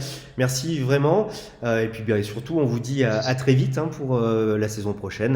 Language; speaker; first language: French; native; French